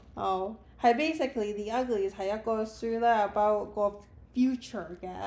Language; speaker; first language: Cantonese; early bilingual, heritage; Cantonese